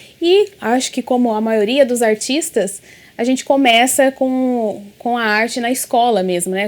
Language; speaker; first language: Portuguese; native; Portuguese